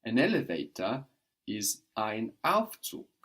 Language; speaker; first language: German; non-native, fluent; English